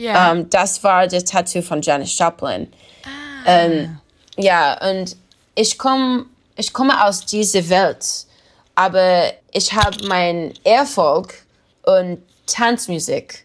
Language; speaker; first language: German; non-native, learner; English